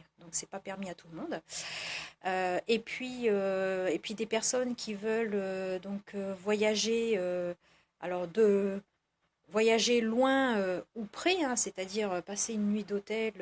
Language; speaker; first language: French; native; French